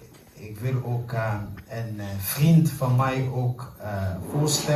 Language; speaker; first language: Dutch; non-native, fluent; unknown